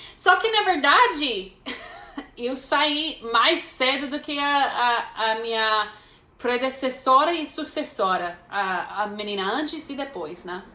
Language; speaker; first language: Portuguese; non-native, fluent; English